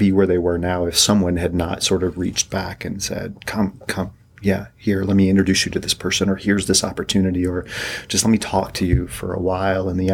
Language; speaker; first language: English; native; English